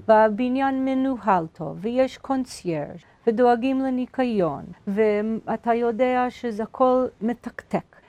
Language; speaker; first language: Hebrew; non-native, fluent; English